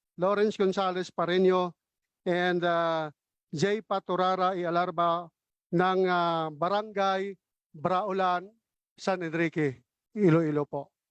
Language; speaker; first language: Filipino; non-native, local second language; Hiligaynon